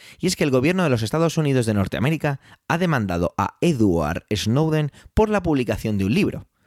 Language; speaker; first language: Spanish; early bilingual, other home language; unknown